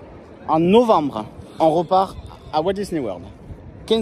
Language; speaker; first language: French; native; French